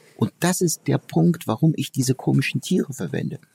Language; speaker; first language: German; early bilingual, other home language; Turkish